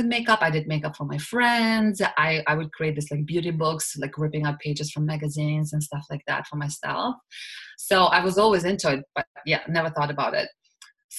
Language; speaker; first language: English; non-native, fluent; Russian